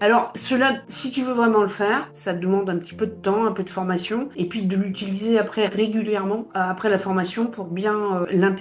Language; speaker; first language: French; native; French